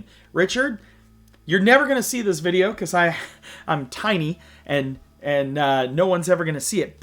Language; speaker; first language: English; native; English